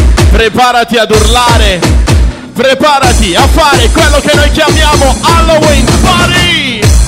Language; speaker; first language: Italian; native; Italian